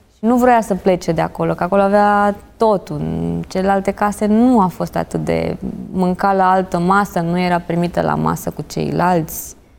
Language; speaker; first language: Romanian; native; Romanian